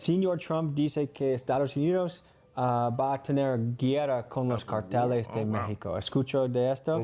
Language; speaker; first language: Spanish; non-native, learner; English